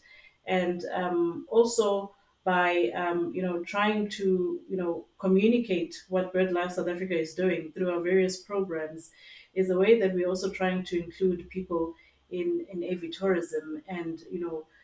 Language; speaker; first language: English; non-native, local second language; Zulu